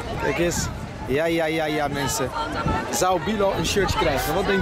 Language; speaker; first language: Dutch; native; Dutch